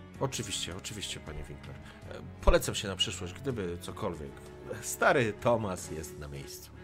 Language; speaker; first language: Polish; native; Polish